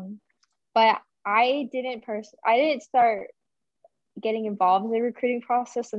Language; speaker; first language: English; native; English